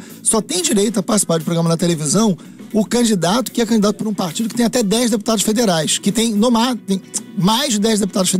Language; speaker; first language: Portuguese; native; Portuguese